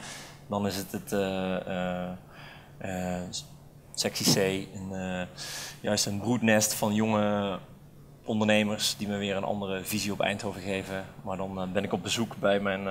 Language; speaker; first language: Dutch; native; Dutch